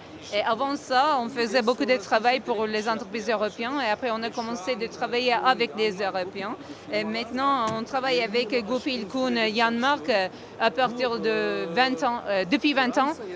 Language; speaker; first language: French; non-native, learner; Turkish